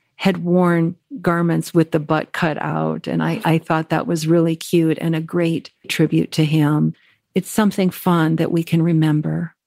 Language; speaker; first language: English; native; English